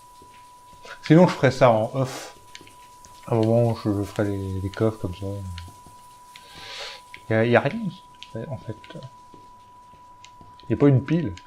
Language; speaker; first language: French; native; French